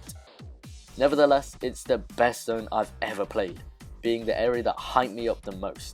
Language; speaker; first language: English; native; English